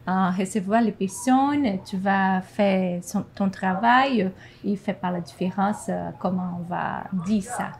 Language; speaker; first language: French; non-native, fluent; Portuguese